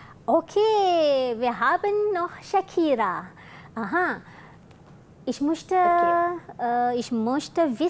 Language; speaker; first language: German; non-native, fluent; Malay